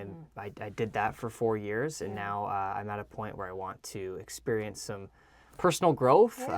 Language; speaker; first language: English; native; English